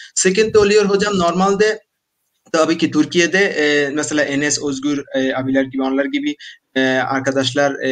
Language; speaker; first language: Turkish; non-native, learner; Bangla